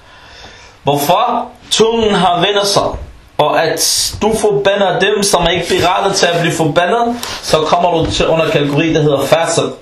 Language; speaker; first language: Danish; early bilingual, other home language; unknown